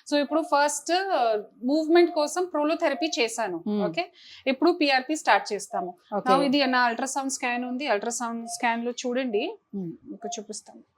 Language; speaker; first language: Telugu; non-native, fluent; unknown